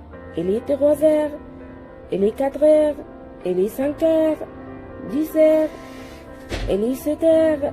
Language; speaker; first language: French; non-native, learner; Arabic